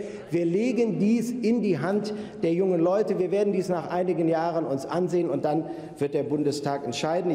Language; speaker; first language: German; native; German